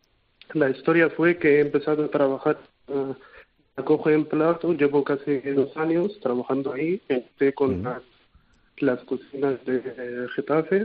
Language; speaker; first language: Spanish; non-native, fluent; Arabic